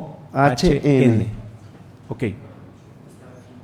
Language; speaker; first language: Spanish; native; Spanish